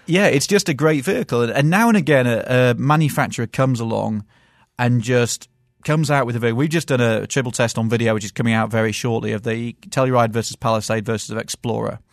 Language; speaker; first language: English; native; English